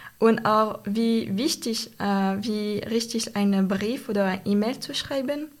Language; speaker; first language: German; non-native, learner; French